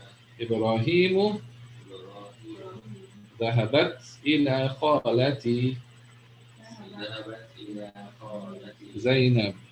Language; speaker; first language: Arabic; non-native, fluent; English